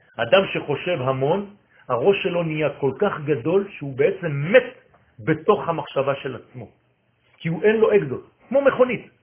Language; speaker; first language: Hebrew; non-native, fluent; French